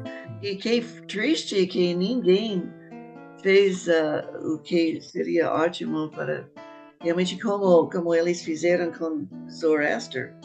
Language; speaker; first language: Portuguese; non-native, fluent; English